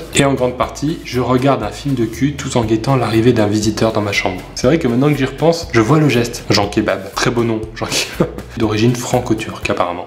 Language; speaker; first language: French; native; French